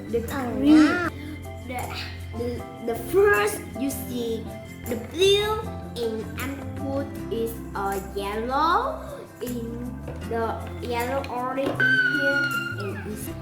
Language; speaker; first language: English; non-native, learner; Vietnamese